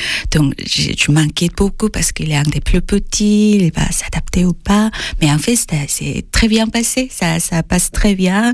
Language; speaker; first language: French; non-native, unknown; Korean